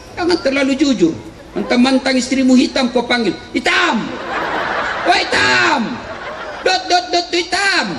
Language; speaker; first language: Indonesian; non-native, local second language; Buginese